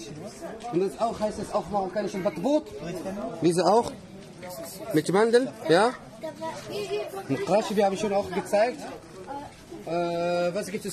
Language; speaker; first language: German; non-native, learner; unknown